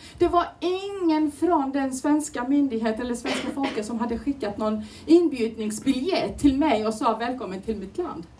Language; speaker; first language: Swedish; non-native, fluent; Turoyo